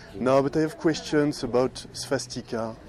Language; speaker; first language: English; non-native, learner; French